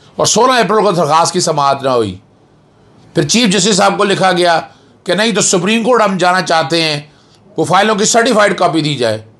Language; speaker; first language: Urdu; non-native, local second language; Punjabi